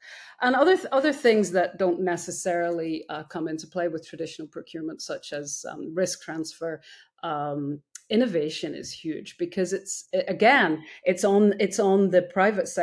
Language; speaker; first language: English; native; English